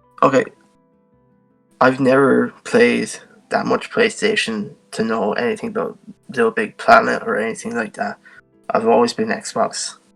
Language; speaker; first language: English; native; English